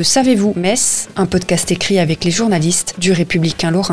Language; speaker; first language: French; native; French